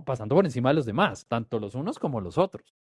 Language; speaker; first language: Spanish; native; Spanish